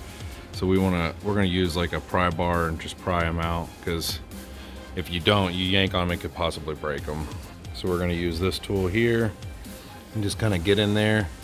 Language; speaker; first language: English; native; English